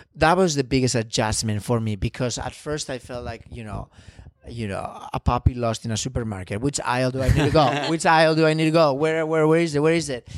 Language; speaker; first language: English; non-native, fluent; Spanish